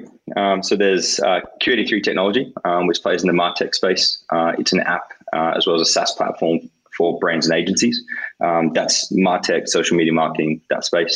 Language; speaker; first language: English; native; English